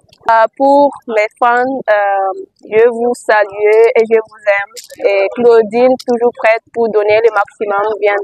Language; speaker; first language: French; non-native, local second language; Malagasy